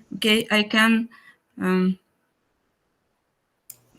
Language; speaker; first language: English; non-native, learner; Ukrainian